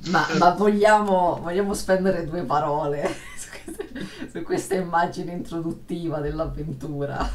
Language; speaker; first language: Italian; native; Italian